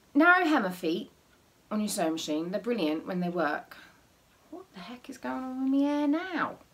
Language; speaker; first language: English; native; English